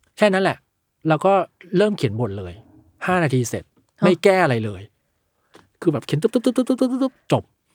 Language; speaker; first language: Thai; early bilingual, other home language; Chinese